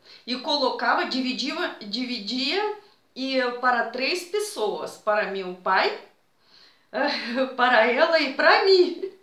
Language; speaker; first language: Portuguese; non-native, fluent; Russian